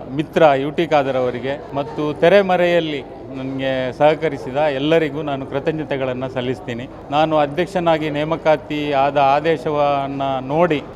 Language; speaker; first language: Kannada; non-native, local second language; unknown